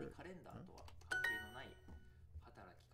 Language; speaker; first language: Japanese; native; Japanese